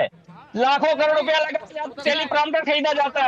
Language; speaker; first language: Hindi; native; Hindi